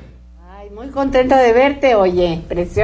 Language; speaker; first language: Spanish; native; Spanish